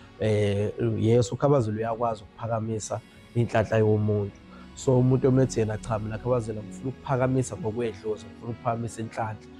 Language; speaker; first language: Zulu; native; Zulu